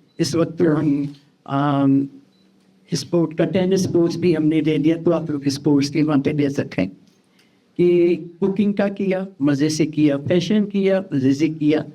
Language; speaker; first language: Urdu; native; Urdu